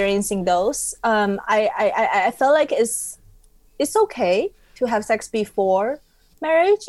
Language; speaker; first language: English; non-native, fluent; Chinese